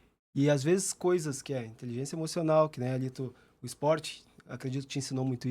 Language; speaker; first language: Portuguese; native; Portuguese